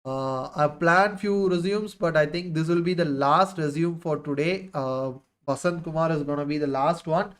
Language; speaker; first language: English; non-native, local second language; Tamil